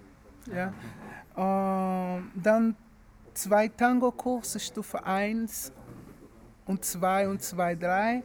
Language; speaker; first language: German; non-native, learner; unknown